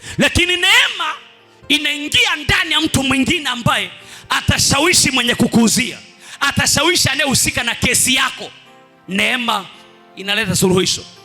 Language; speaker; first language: Swahili; non-native, local second language; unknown